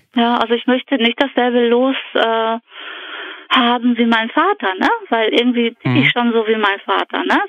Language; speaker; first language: German; early bilingual, other home language; Polish